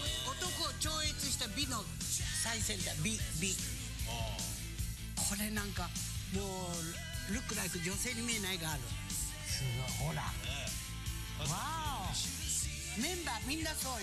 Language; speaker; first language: Japanese; native; Japanese